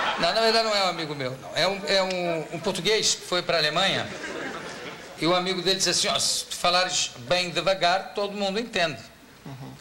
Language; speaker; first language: Portuguese; native; Portuguese